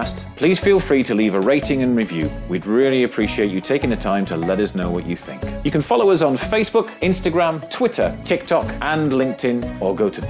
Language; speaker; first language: English; native; English